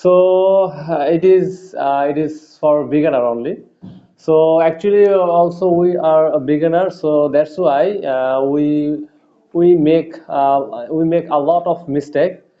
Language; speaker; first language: English; non-native, learner; Bangla